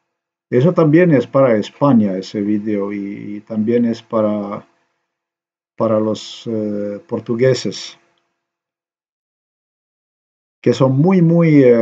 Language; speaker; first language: Spanish; non-native, learner; Slovenian